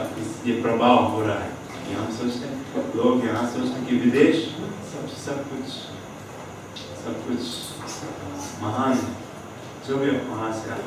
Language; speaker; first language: Hindi; non-native, fluent; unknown